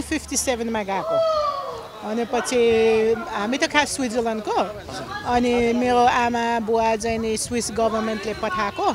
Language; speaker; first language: Nepali; early bilingual, other home language; German